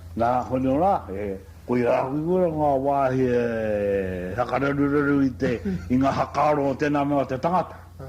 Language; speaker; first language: Māori; native; Māori